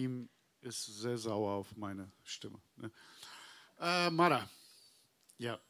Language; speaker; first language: German; non-native, learner; Turkish